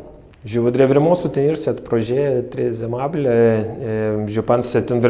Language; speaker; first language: French; non-native, fluent; Lithuanian